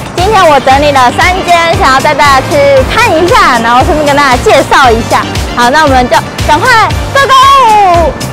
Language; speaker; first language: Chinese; native; Chinese